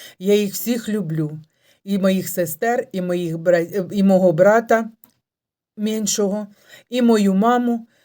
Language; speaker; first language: Ukrainian; non-native, local second language; Russian